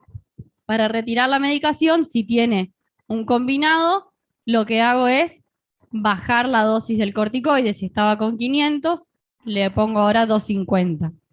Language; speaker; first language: Spanish; native; Spanish